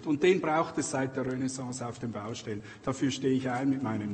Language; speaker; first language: German; native; German